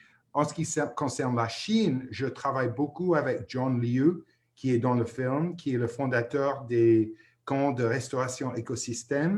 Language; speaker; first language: French; non-native, fluent; English